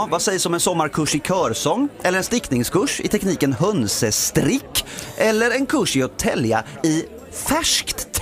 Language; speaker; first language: Swedish; native; Swedish